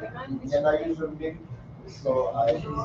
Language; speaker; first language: English; non-native, learner; French